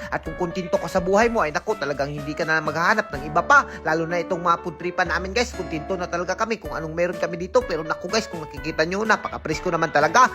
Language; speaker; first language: Filipino; non-native, local second language; Cebuano